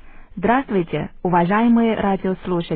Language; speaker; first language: Russian; non-native, fluent; Chinese